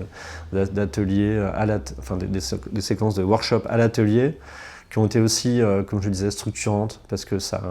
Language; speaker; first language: French; native; French